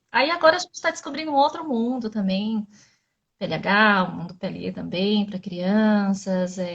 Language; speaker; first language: Portuguese; native; Portuguese